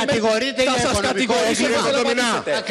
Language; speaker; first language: Greek; native; Greek